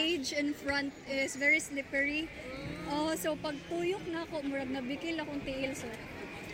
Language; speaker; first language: English; non-native, local second language; Cebuano